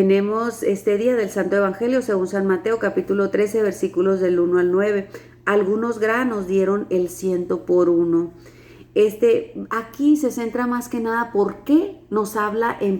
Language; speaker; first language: Spanish; native; Spanish